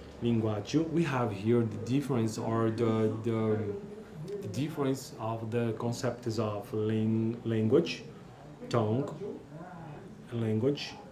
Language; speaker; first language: English; non-native, learner; Portuguese